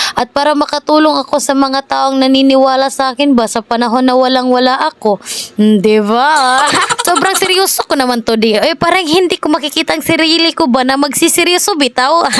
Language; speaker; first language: Filipino; non-native, local second language; Cebuano